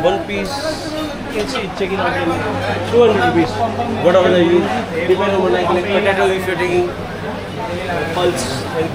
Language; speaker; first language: English; non-native, local second language; Hindi